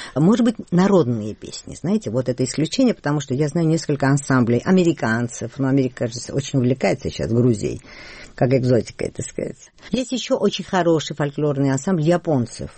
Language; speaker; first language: Russian; non-native, local second language; Georgian